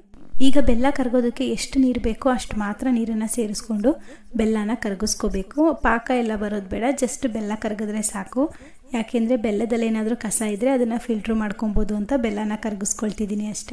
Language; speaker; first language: Kannada; native; Kannada